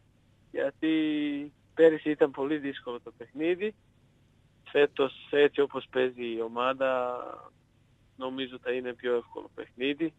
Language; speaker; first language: Greek; non-native, fluent; Serbian